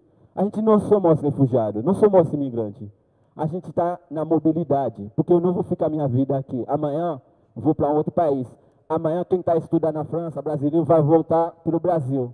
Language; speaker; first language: Portuguese; non-native, learner; Haitian Creole